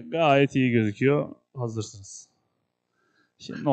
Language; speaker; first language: Turkish; native; Turkish